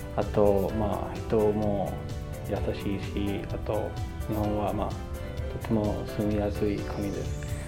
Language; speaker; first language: Japanese; non-native, learner; Urdu